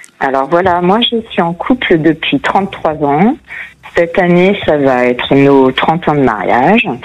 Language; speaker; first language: French; non-native, fluent; Portuguese